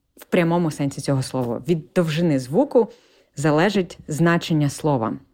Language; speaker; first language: Ukrainian; native; Ukrainian